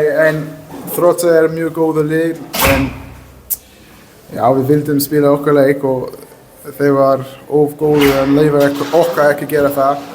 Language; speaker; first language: Icelandic; non-native, learner; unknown